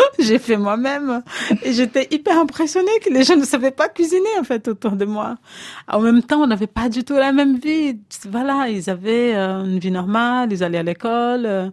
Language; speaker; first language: French; non-native, fluent; Portuguese